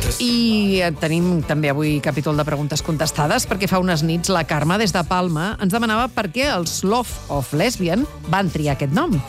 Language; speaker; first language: Catalan; native; Catalan